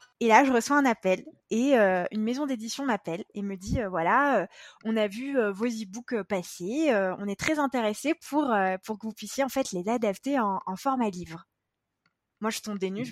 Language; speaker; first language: French; native; French